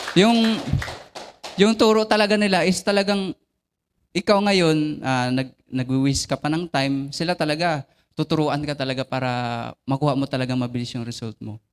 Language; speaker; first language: Filipino; non-native, local second language; Bikol